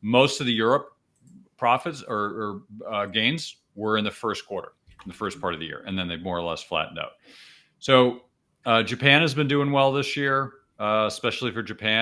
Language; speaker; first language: English; native; English